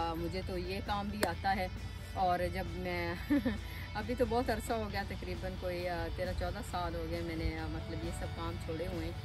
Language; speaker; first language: Urdu; non-native, local second language; Punjabi